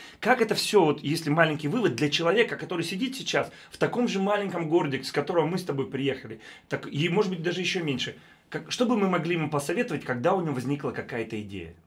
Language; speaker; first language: Russian; native; Russian